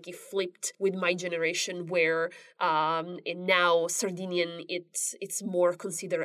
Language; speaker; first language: English; non-native, fluent; Italian